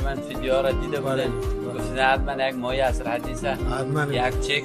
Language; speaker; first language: Persian; native; Persian